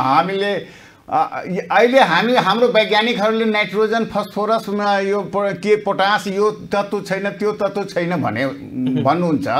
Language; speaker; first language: Nepali; non-native, local second language; Maithili